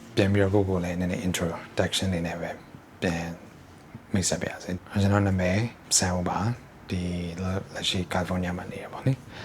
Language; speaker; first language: Burmese; early bilingual, heritage; Burmese